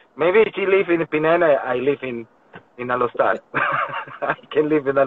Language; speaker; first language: English; non-native, learner; Spanish